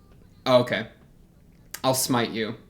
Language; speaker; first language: English; native; English